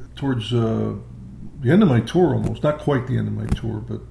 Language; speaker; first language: English; native; English